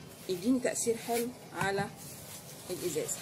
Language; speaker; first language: Arabic; native; Arabic